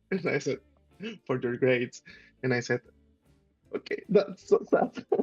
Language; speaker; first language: English; non-native, learner; Spanish